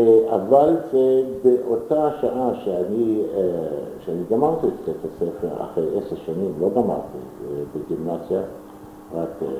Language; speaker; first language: Hebrew; non-native, fluent; German